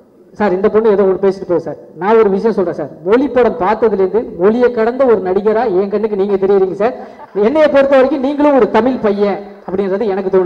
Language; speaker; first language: Tamil; native; Tamil